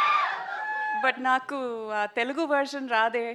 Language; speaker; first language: Telugu; non-native, local second language; Tamil